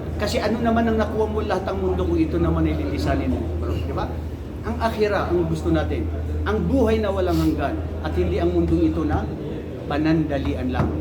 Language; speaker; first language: Filipino; non-native, local second language; Maranao